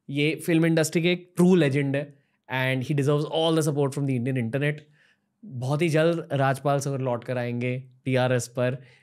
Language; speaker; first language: Hindi; native; Hindi